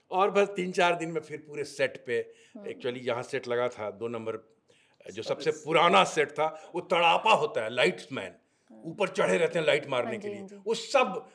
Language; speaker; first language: Hindi; native; Hindi